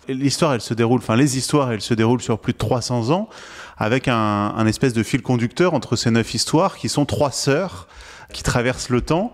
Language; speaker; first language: French; native; French